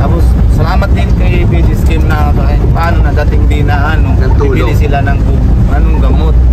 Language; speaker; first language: Filipino; non-native, learner; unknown